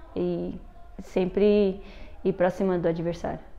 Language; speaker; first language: Portuguese; native; Portuguese